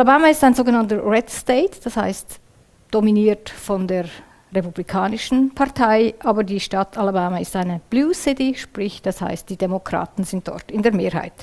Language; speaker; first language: German; native; German